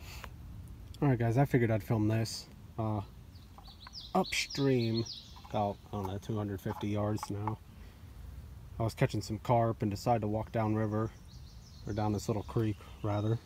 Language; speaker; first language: English; native; English